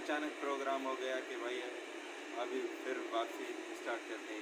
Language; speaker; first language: Hindi; non-native, local second language; Sindhi